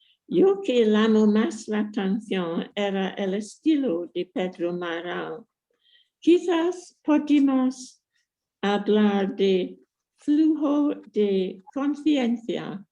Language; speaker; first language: Spanish; non-native, fluent; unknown